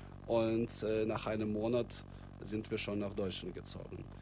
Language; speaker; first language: German; non-native, fluent; Russian